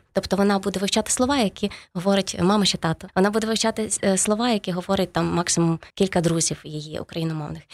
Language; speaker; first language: Ukrainian; native; Ukrainian